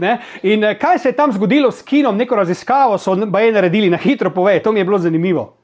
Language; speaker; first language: Slovenian; native; Slovenian